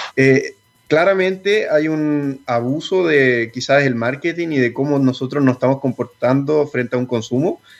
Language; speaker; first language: Spanish; native; Spanish